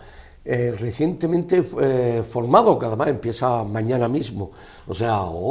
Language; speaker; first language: Spanish; native; Spanish